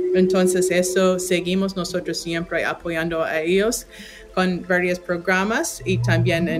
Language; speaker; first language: Spanish; non-native, fluent; English